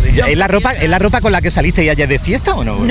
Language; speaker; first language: Spanish; native; Spanish